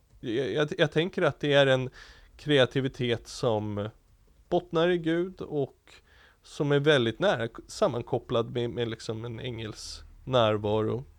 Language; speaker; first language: Swedish; native; Swedish